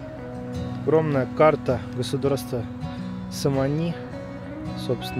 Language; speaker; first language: Russian; native; Russian